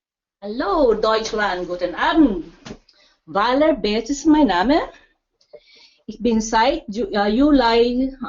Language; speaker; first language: German; non-native, learner; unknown